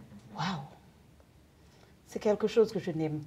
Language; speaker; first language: French; non-native, local second language; Haitian Creole